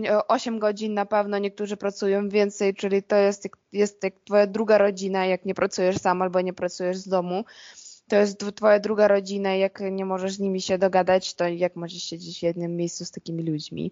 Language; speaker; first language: Polish; non-native, fluent; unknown